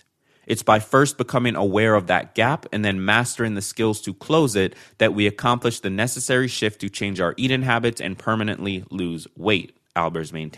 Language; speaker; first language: English; native; English